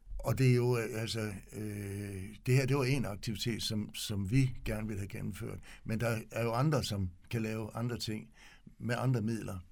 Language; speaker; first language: Danish; native; Danish